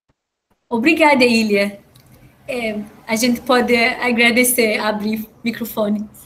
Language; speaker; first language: Portuguese; non-native, fluent; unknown